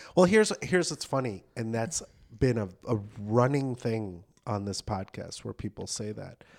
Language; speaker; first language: English; native; English